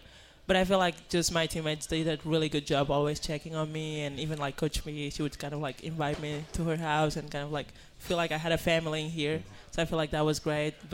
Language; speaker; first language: English; non-native, fluent; Spanish